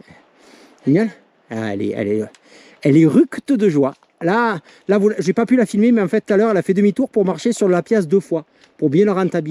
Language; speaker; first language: French; native; French